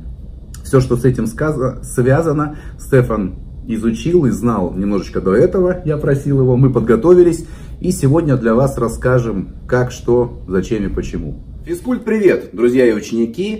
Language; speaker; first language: Russian; native; Russian